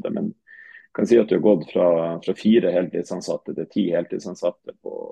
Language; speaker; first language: Norwegian; native; Norwegian